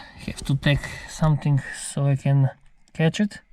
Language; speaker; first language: English; non-native, fluent; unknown